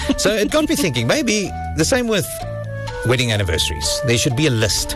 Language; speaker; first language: English; non-native, local second language; Afrikaans